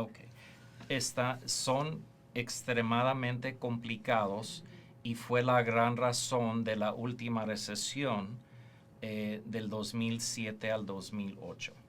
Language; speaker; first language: Spanish; early bilingual, heritage; Spanish